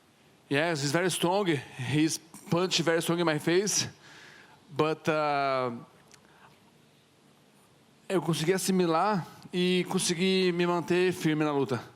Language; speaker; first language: English; non-native, learner; Portuguese